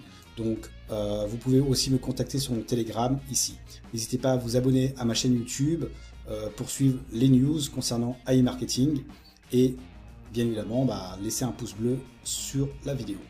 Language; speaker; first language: French; native; French